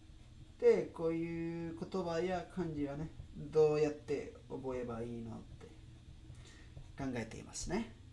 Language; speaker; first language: Japanese; non-native, learner; Spanish